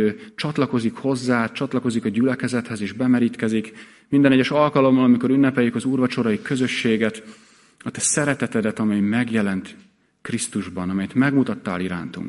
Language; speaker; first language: Hungarian; native; Hungarian